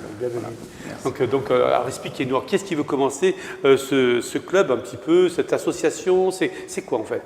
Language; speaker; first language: French; native; French